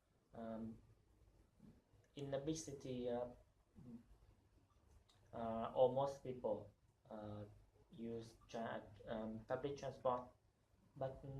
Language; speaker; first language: English; non-native, learner; Vietnamese